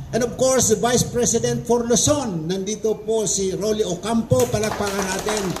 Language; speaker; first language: Filipino; native; Filipino